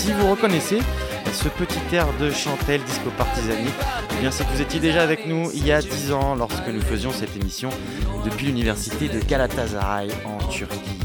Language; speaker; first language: French; native; French